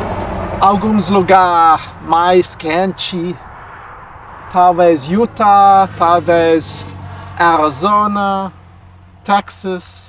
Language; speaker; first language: Portuguese; non-native, learner; English